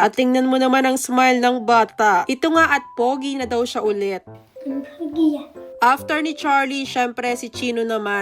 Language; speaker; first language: Filipino; native; Filipino